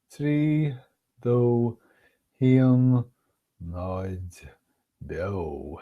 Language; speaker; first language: Irish; non-native, fluent; English